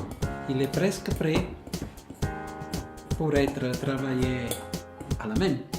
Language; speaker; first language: French; non-native, fluent; Italian